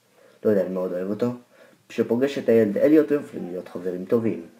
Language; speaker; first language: Hebrew; native; Hebrew